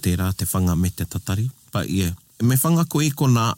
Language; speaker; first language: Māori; non-native, local second language; English